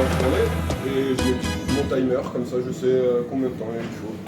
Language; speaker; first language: French; native; French